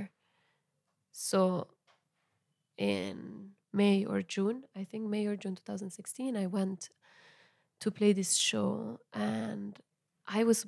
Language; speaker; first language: English; non-native, fluent; Italian